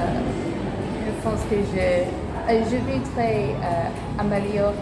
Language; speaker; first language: French; non-native, learner; English